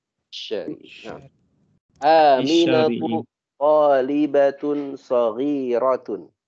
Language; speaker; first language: Arabic; non-native, fluent; Indonesian